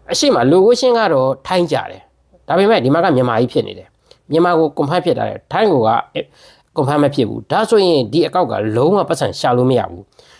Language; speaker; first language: Burmese; native; Burmese